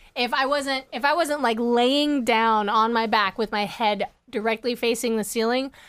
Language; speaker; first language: English; native; English